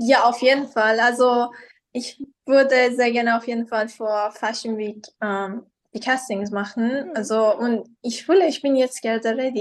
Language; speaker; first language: German; non-native, fluent; Persian